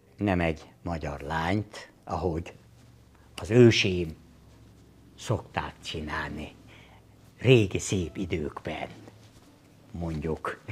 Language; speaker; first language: Hungarian; non-native, fluent; Turkish